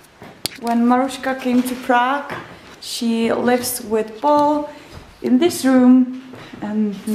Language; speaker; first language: English; non-native, learner; Czech